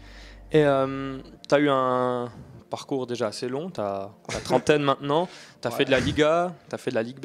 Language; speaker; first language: French; native; French